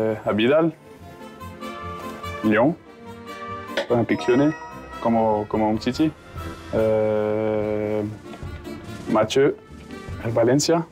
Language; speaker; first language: Spanish; non-native, fluent; French